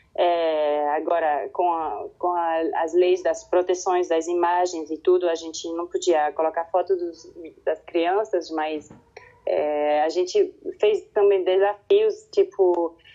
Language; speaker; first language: Portuguese; non-native, fluent; French